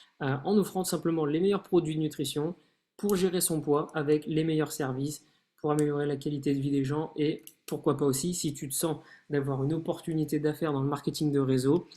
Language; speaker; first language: French; native; French